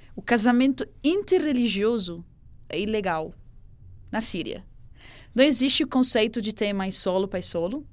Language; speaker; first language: Portuguese; non-native, fluent; Arabic